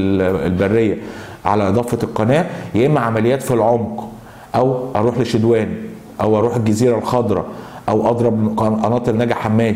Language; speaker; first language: Arabic; native; Arabic